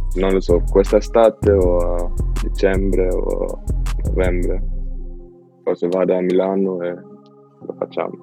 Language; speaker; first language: Italian; non-native, learner; Albanian